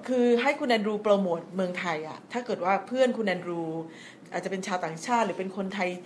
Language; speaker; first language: Thai; native; Thai